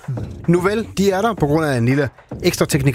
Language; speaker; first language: Danish; native; Danish